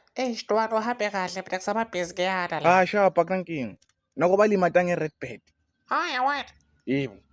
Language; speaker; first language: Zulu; non-native, local second language; Swati